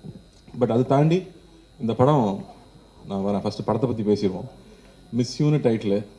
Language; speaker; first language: Tamil; native; Tamil